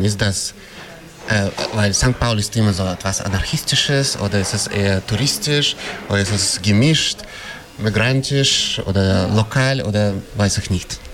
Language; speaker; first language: German; non-native, fluent; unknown